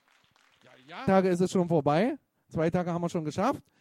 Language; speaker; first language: German; native; German